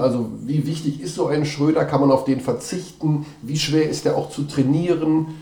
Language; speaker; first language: German; native; German